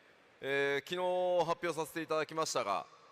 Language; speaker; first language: Japanese; native; Japanese